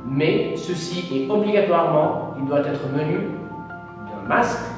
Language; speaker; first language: French; non-native, local second language; Arabic